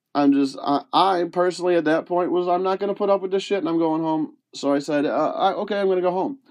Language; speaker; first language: English; early bilingual, other home language; Spanish